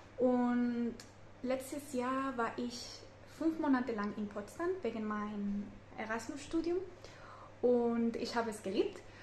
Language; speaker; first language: German; non-native, fluent; Spanish